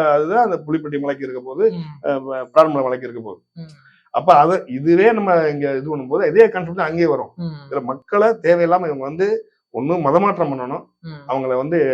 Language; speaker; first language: Tamil; native; Tamil